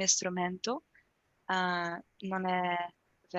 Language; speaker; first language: Italian; non-native, learner; Portuguese